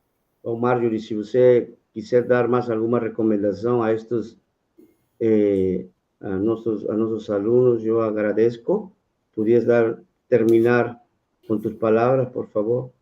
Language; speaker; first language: Spanish; non-native, fluent; Portuguese